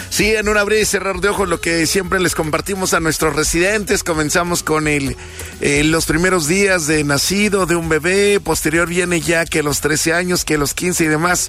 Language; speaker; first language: Spanish; native; Spanish